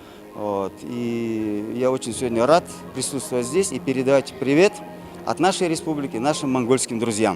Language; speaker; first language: Russian; non-native, local second language; Kyrgyz